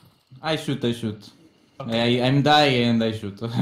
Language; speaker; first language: English; non-native, learner; Italian